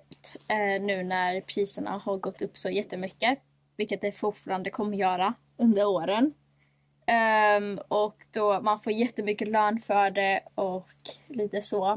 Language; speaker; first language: Swedish; native; Swedish